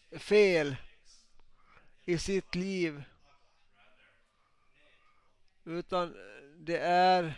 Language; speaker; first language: Swedish; non-native, local second language; Finnish